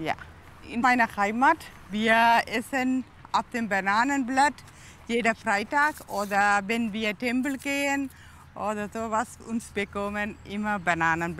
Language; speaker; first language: German; non-native, learner; Tamil